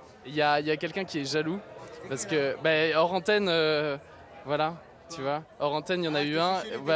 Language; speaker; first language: French; native; French